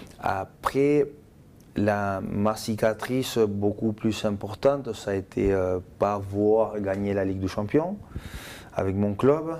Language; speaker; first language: French; non-native, fluent; Spanish